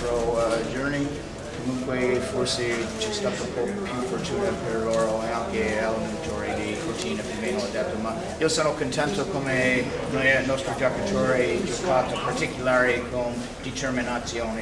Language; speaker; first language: Italian; non-native, learner; English